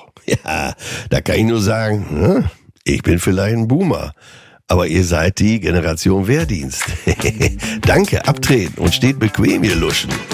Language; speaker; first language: German; native; German